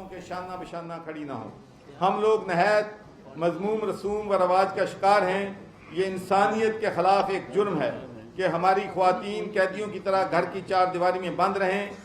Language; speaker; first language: Urdu; non-native, local second language; Punjabi